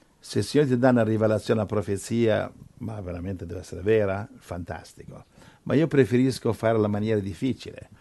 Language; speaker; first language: Italian; non-native, fluent; English